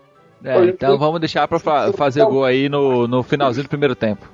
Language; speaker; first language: Portuguese; native; Portuguese